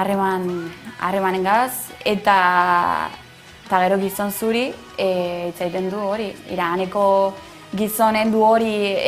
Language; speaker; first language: Basque; non-native, local second language; Spanish